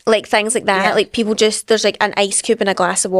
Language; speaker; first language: English; native; English